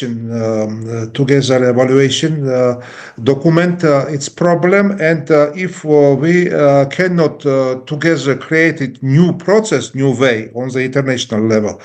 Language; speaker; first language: English; non-native, learner; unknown